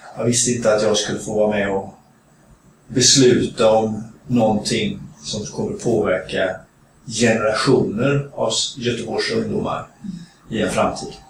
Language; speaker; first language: Swedish; native; Swedish